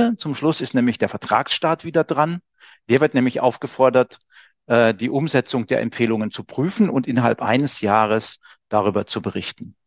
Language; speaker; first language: German; native; German